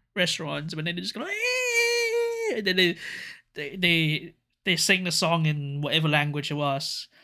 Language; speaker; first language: English; non-native, local second language; Cantonese